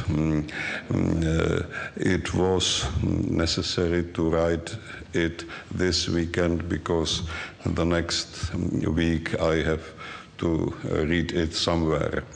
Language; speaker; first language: English; non-native, learner; Czech